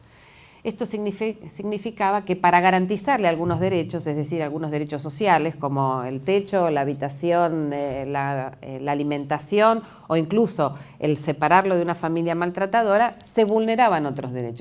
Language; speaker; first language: Spanish; native; Spanish